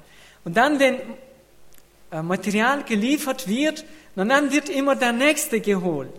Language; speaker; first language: German; non-native, fluent; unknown